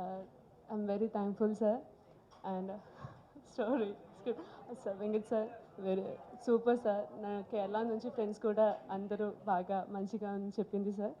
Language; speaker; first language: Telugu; non-native, learner; Malayalam